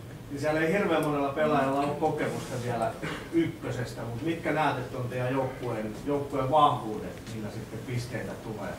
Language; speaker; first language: Finnish; native; Finnish